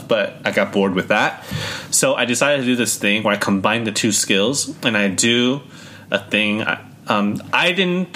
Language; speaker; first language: English; early bilingual, other home language; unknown